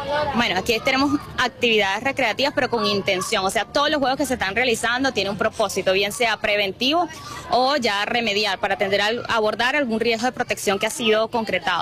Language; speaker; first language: Spanish; native; Spanish